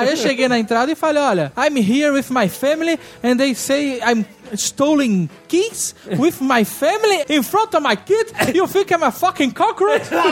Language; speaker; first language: English; non-native, learner; Portuguese